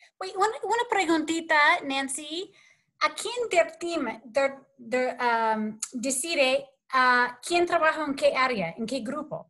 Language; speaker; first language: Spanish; non-native, fluent; English